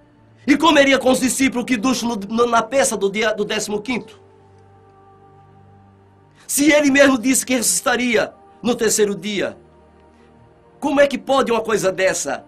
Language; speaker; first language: Portuguese; native; Portuguese